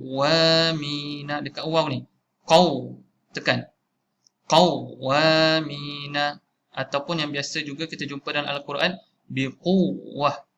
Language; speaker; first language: Malay; native; Malay